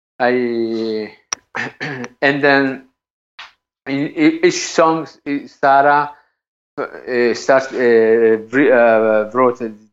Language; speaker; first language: English; non-native, learner; Italian